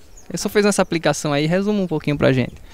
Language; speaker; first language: Portuguese; native; Portuguese